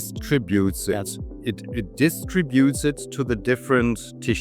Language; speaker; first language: English; non-native, fluent; German